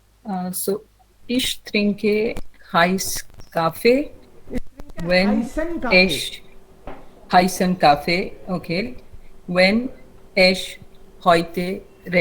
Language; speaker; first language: German; non-native, learner; Hindi